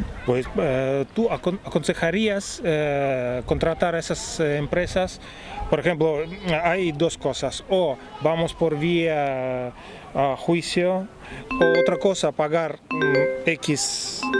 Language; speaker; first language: Spanish; non-native, fluent; Russian